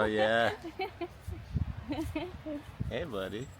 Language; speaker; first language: English; native; English